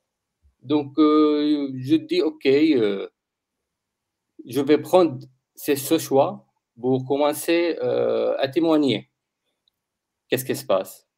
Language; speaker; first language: French; non-native, learner; Arabic